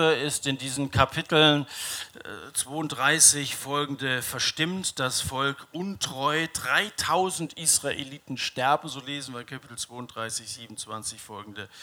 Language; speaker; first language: German; native; German